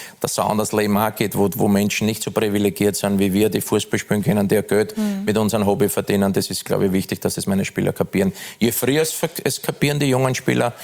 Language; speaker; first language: German; native; German